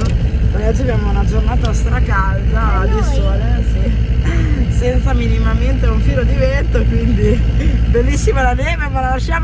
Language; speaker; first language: Italian; native; Italian